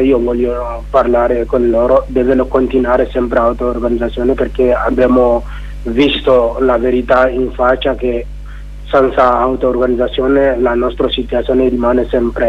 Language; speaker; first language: Italian; non-native, learner; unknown